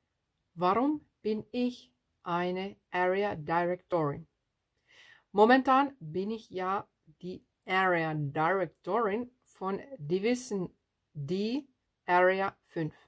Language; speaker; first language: German; non-native, fluent; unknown